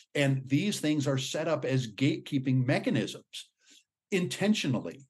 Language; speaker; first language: English; native; English